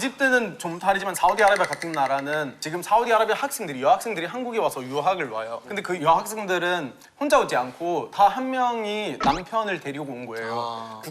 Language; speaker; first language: Korean; non-native, fluent; Arabic